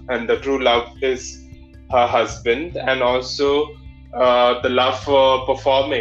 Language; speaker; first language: English; non-native, local second language; Malayalam